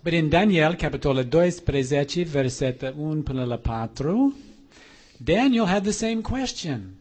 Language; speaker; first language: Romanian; non-native, learner; English